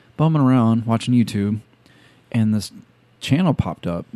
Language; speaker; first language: English; native; English